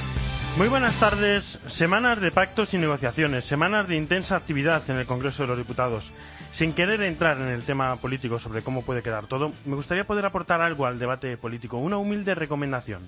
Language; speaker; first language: Spanish; native; Spanish